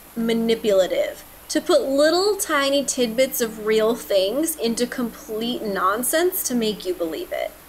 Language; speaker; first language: English; native; English